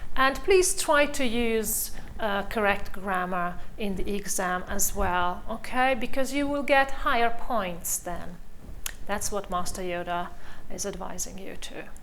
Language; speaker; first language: English; non-native, fluent; Hungarian